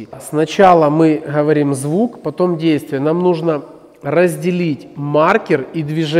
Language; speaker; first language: Russian; native; Russian